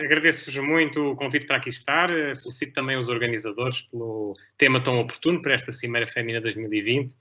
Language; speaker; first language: Portuguese; native; Portuguese